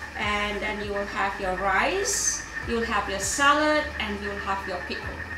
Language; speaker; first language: English; non-native, local second language; Gujarati